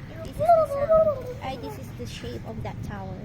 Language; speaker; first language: English; non-native, local second language; Filipino